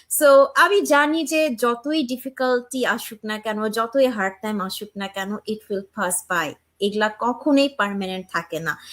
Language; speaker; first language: Bangla; early bilingual, heritage; Bangla